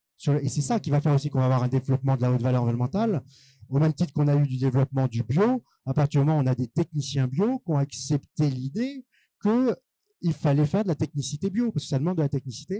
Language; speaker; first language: French; native; French